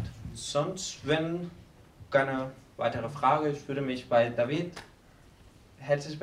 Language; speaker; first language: German; non-native, learner; Spanish